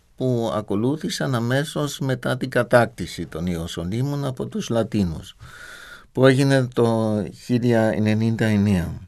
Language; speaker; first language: Greek; non-native, fluent; German